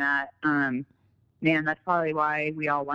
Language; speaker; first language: English; native; English